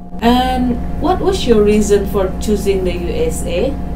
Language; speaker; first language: English; non-native, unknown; Indonesian